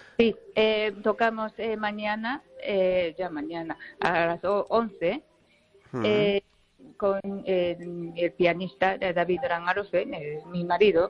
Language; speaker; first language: Spanish; non-native, learner; Japanese